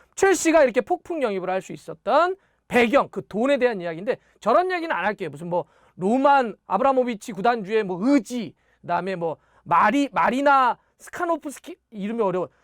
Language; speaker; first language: Korean; native; Korean